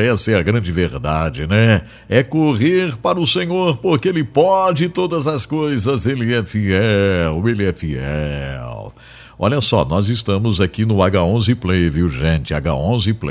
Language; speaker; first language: Portuguese; native; Portuguese